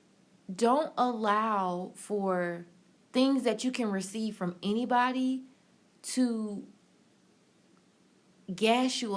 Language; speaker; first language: English; native; English